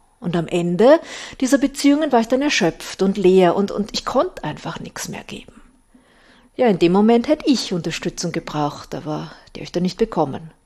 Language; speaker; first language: German; native; German